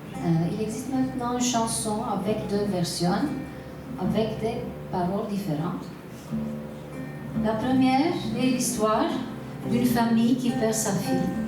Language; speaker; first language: French; non-native, learner; Turkish